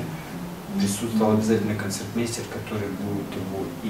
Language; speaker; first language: Russian; native; Russian